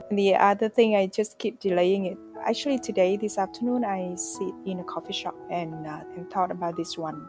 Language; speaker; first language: English; non-native, fluent; Vietnamese